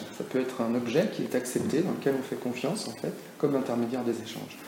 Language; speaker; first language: French; native; French